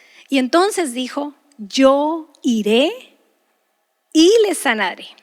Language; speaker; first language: Spanish; native; Spanish